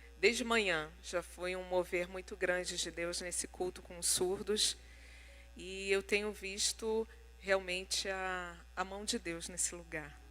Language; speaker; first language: Portuguese; non-native, local second language; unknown